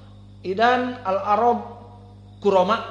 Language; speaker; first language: Arabic; non-native, fluent; Indonesian